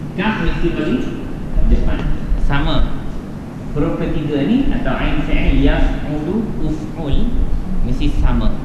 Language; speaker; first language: Malay; native; Malay